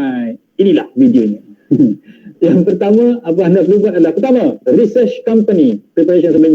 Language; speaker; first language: Malay; native; Malay